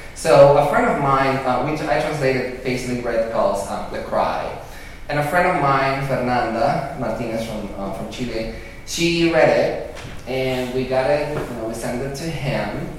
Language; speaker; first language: English; early bilingual, other home language; Spanish